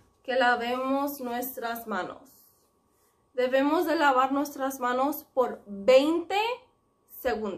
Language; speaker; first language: Spanish; non-native, fluent; English